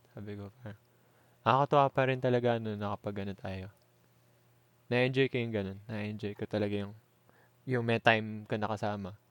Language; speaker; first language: Filipino; native; Filipino